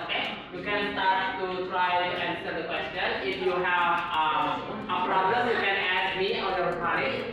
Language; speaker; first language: English; non-native, learner; Indonesian